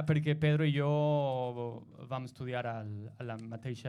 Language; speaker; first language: Catalan; non-native, learner; Spanish